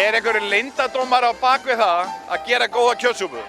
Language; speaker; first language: Icelandic; native; Icelandic